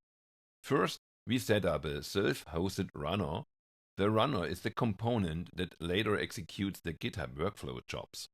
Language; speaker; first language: English; non-native, fluent; German